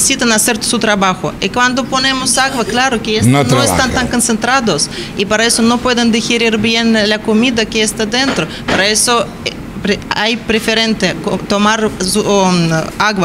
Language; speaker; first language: Spanish; non-native, learner; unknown